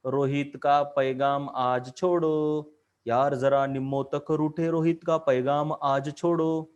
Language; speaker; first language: Hindi; non-native, local second language; Marathi